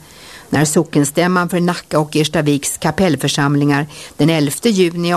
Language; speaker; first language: Swedish; native; Swedish